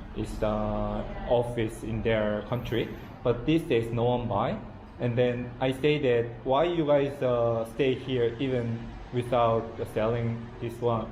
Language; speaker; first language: English; non-native, learner; Korean